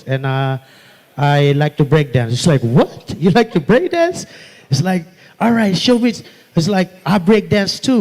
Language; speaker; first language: English; non-native, local second language; Pampanga